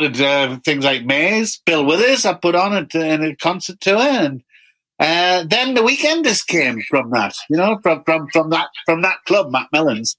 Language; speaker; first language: English; native; English